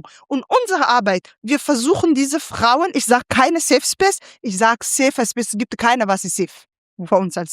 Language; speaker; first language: German; non-native, fluent; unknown